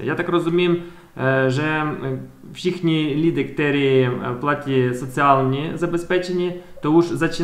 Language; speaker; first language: Czech; non-native, learner; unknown